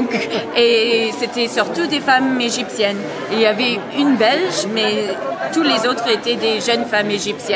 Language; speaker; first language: French; non-native, fluent; English